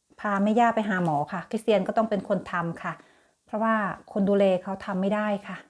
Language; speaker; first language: Thai; native; Thai